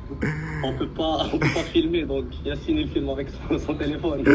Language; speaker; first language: French; early bilingual, heritage; Arabic